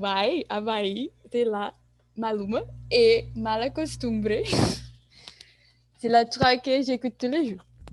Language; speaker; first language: French; non-native, learner; Portuguese